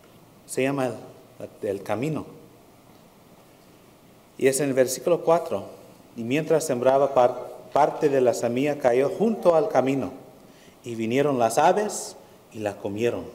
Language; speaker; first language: Spanish; early bilingual, heritage; Spanish